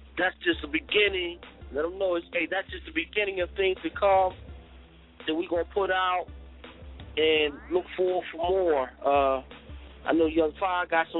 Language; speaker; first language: English; native; English